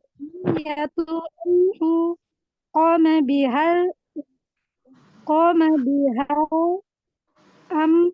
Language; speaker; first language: Arabic; non-native, learner; Indonesian